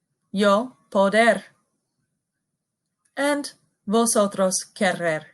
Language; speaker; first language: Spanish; non-native, fluent; English